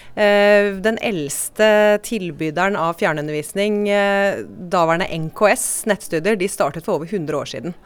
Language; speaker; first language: Norwegian; native; Norwegian